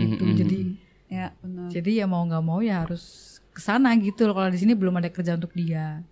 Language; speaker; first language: Indonesian; native; Indonesian